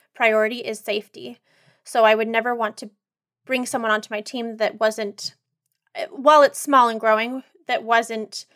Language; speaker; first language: English; native; English